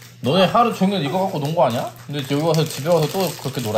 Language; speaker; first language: Korean; native; Korean